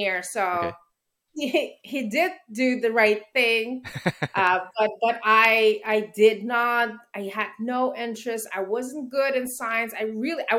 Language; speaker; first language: English; native; English